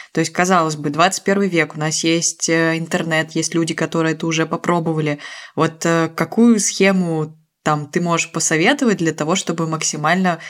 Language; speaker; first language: Russian; native; Russian